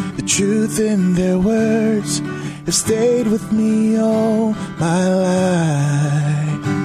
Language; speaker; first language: English; native; English